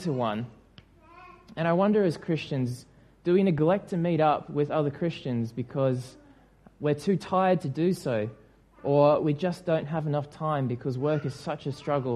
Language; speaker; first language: English; native; English